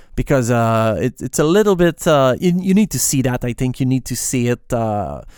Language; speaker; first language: English; non-native, fluent; French